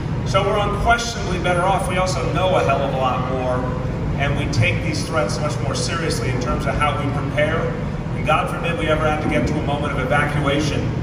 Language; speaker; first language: English; native; English